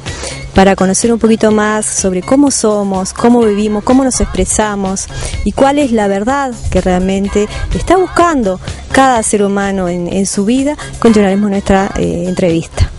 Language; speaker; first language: Spanish; native; Spanish